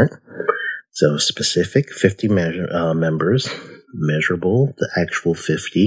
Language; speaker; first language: English; native; English